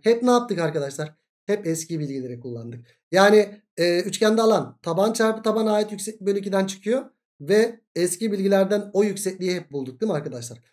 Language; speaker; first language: Turkish; native; Turkish